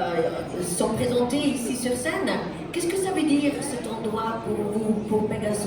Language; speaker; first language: French; non-native, local second language; German